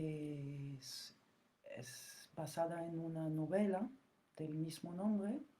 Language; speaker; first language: Spanish; non-native, fluent; French